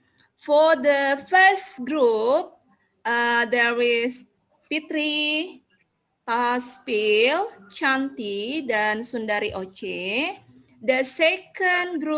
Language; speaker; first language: English; non-native, learner; Indonesian